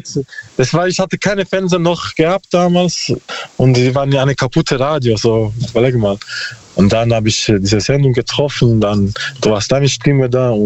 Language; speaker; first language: German; non-native, learner; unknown